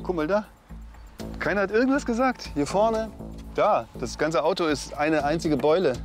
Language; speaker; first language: German; native; German